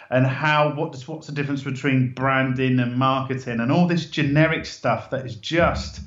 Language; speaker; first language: English; native; English